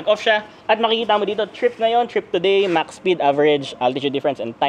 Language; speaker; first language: Filipino; native; Filipino